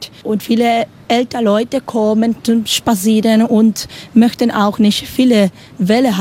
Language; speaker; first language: German; non-native, learner; Spanish